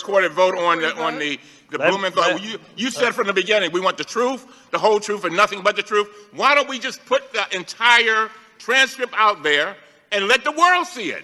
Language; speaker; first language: English; native; English